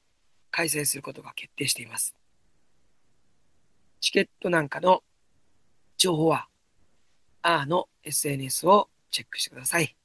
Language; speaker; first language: Japanese; native; Japanese